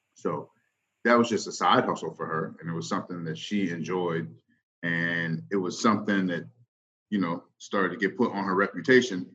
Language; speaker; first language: English; native; English